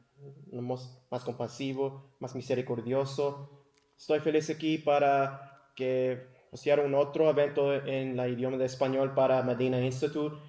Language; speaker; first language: Spanish; early bilingual, heritage; English